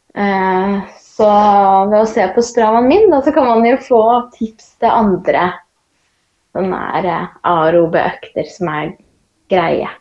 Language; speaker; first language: Norwegian; native; Norwegian